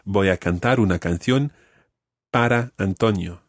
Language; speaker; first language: Spanish; non-native, fluent; English